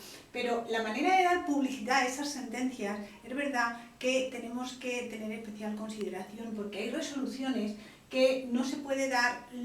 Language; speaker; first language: Spanish; native; Spanish